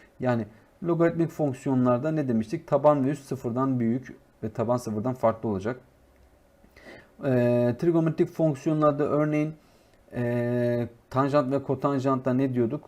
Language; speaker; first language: Turkish; native; Turkish